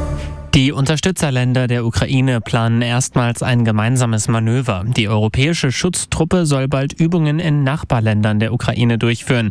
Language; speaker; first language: German; native; German